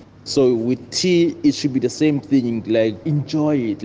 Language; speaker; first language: English; non-native, local second language; Xhosa